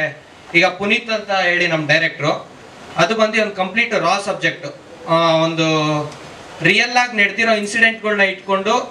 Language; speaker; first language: Kannada; native; Kannada